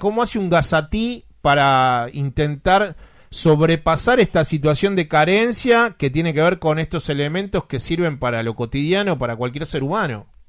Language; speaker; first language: Spanish; native; Spanish